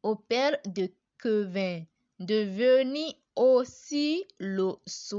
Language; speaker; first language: French; non-native, learner; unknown